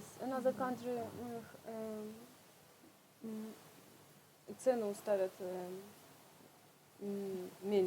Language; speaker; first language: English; non-native, learner; Russian